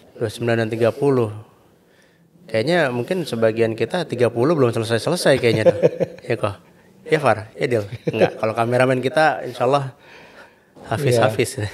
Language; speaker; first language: Indonesian; native; Indonesian